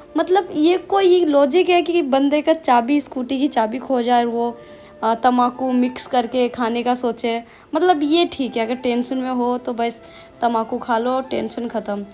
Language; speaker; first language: Hindi; non-native, local second language; Bangla